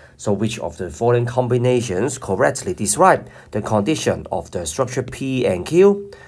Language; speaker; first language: English; non-native, local second language; Cantonese